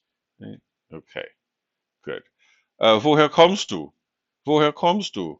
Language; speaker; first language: German; non-native, fluent; English